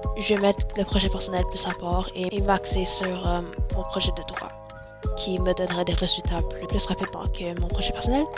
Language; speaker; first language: French; early bilingual, other home language; Chinese